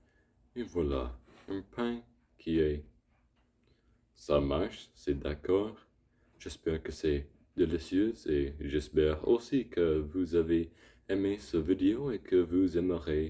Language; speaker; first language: French; non-native, learner; English